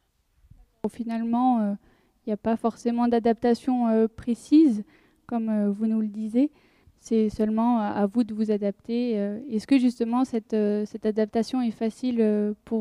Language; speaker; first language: French; native; French